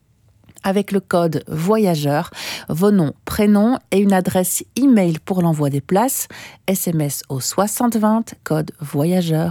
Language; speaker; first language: French; native; French